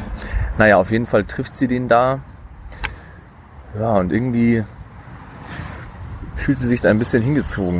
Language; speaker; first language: German; native; German